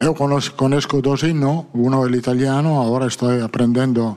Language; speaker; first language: Portuguese; non-native, fluent; Italian